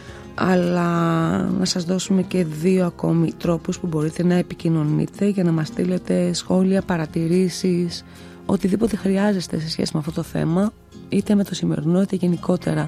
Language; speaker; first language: Greek; native; Greek